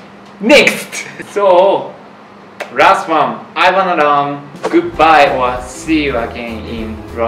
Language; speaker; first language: English; non-native, learner; Japanese